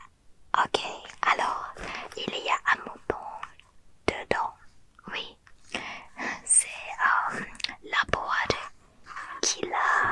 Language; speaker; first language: French; non-native, learner; Thai